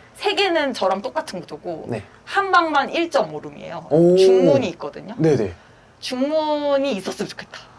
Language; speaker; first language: Korean; native; Korean